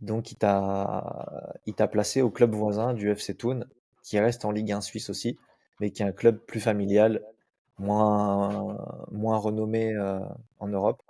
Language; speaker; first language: French; native; French